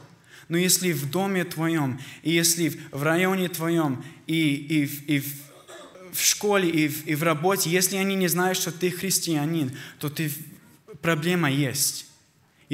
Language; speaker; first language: Russian; early bilingual, heritage; Russian